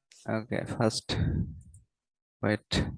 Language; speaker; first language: English; non-native, learner; Bangla